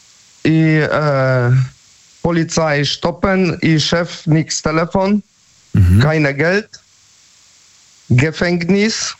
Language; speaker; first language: German; non-native, learner; Polish